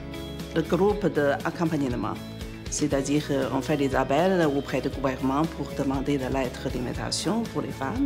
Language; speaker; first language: French; non-native, fluent; Chinese